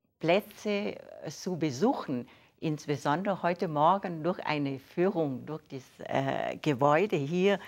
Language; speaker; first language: German; non-native, fluent; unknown